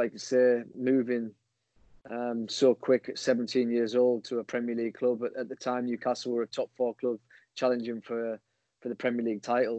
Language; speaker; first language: English; native; English